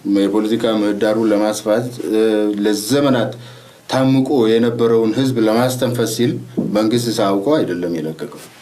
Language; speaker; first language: Amharic; non-native, local second language; Oromo